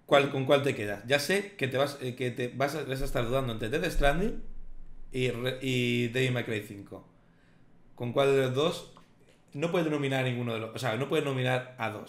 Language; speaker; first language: Spanish; native; Spanish